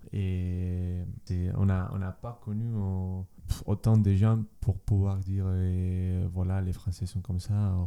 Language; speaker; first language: French; non-native, learner; Spanish